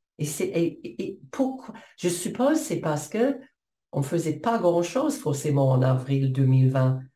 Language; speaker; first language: French; non-native, fluent; English